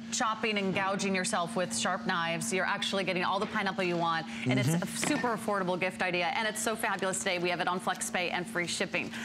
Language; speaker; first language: English; native; English